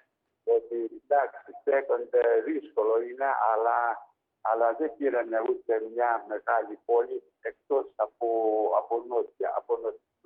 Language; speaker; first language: Greek; non-native, learner; Ukrainian